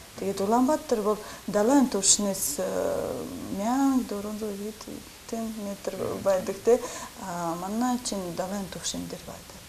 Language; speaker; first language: Mongolian; non-native, learner; Russian